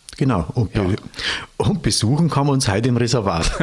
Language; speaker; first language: German; native; German